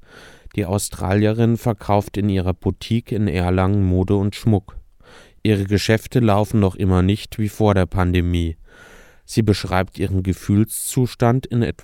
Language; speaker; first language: German; native; German